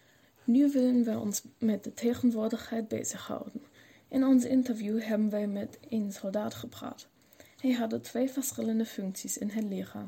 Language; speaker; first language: Dutch; non-native, learner; German